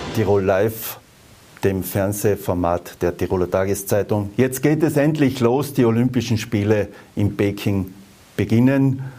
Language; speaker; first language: German; native; German